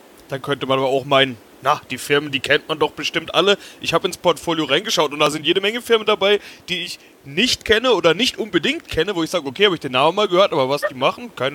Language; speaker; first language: German; native; German